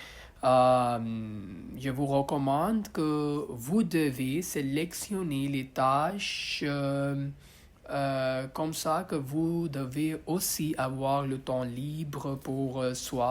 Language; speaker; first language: French; non-native, learner; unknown